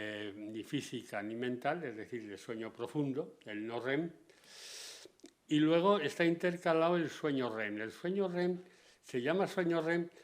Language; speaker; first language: Spanish; native; Spanish